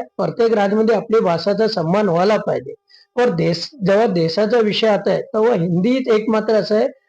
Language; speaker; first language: Marathi; non-native, local second language; Urdu